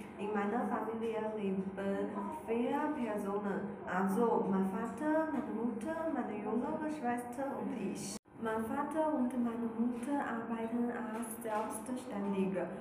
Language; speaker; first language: German; non-native, learner; Chinese